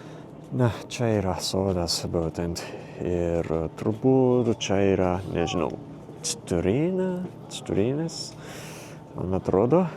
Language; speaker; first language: Lithuanian; non-native, fluent; Japanese